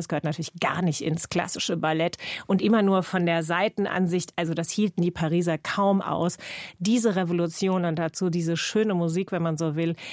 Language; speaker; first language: German; non-native, fluent; English